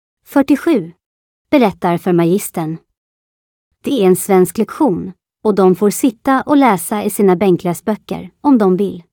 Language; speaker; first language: Swedish; native; Swedish